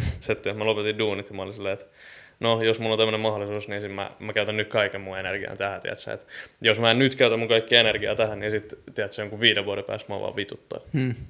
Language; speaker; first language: Finnish; native; Finnish